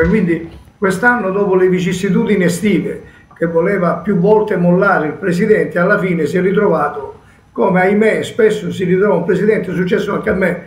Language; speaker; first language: Italian; native; Italian